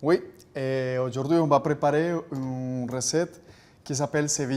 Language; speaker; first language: French; non-native, fluent; Spanish